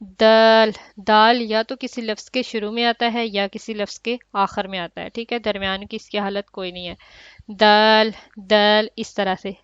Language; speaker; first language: Urdu; native; Urdu